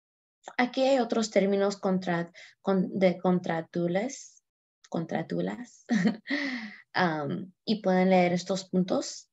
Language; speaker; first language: Spanish; early bilingual, heritage; Spanish